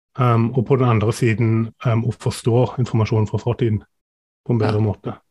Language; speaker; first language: Norwegian; non-native, fluent; German